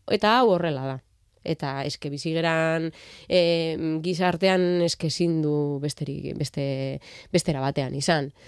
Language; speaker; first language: Basque; non-native, local second language; Spanish